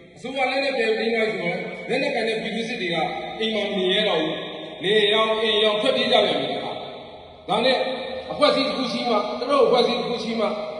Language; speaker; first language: Burmese; non-native, local second language; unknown